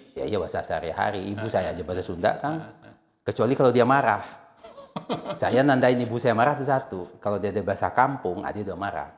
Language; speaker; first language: Indonesian; native; Indonesian